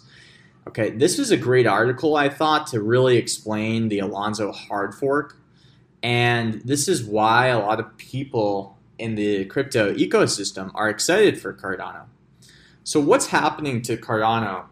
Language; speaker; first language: English; native; English